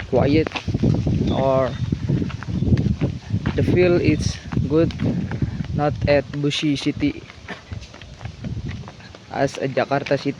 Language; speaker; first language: English; non-native, learner; Indonesian